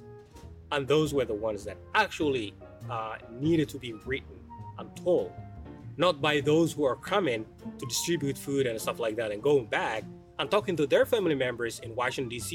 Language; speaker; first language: English; non-native, fluent; Somali